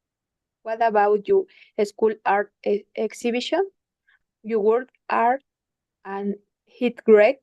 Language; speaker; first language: English; non-native, learner; Spanish